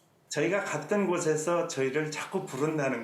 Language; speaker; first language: Korean; native; Korean